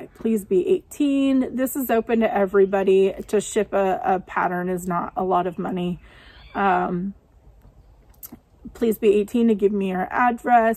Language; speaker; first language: English; native; English